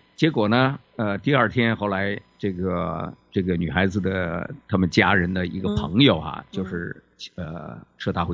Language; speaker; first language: Chinese; native; Chinese